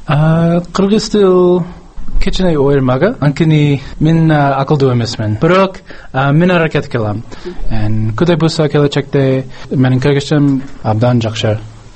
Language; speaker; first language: Kyrgyz; non-native, learner; English